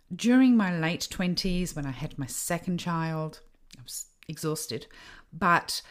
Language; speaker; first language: English; native; English